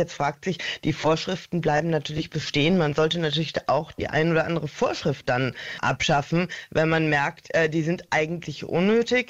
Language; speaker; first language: German; native; German